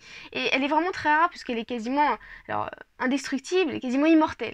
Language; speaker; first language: French; native; French